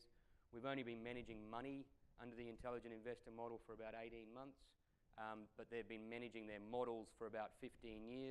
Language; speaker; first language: English; native; English